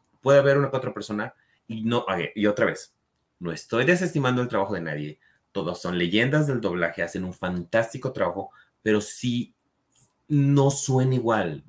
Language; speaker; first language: Spanish; native; Spanish